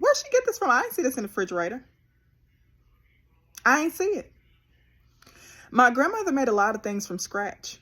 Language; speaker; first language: English; native; English